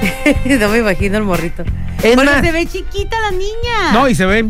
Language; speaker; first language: Spanish; native; Spanish